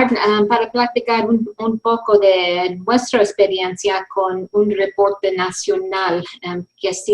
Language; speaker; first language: Spanish; early bilingual, heritage; English